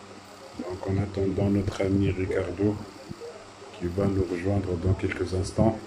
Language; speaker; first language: French; non-native, local second language; Arabic